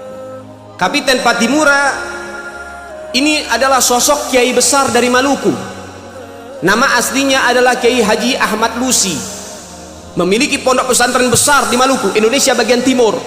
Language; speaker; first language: Indonesian; native; Indonesian